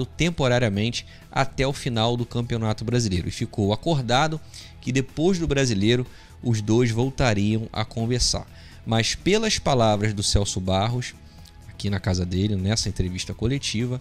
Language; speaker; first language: Portuguese; native; Portuguese